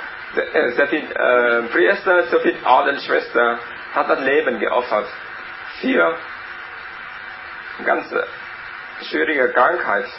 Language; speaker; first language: German; non-native, learner; Vietnamese